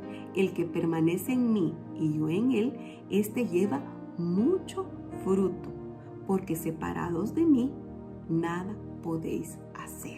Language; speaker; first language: Spanish; native; Spanish